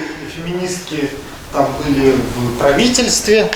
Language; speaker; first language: Russian; native; Russian